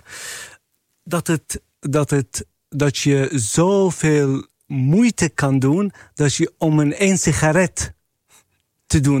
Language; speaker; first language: Dutch; non-native, fluent; Arabic